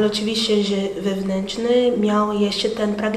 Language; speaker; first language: Polish; non-native, learner; Portuguese